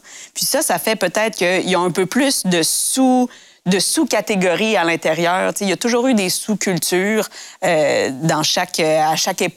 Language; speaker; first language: French; native; French